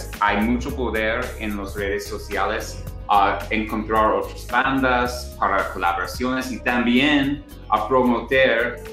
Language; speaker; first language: Spanish; non-native, learner; English